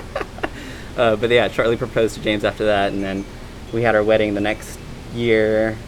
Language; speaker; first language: English; native; English